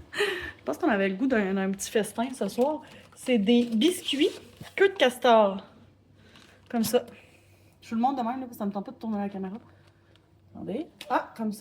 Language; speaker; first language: French; native; French